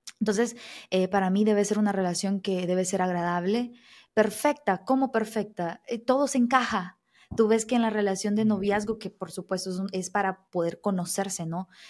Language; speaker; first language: Spanish; native; Spanish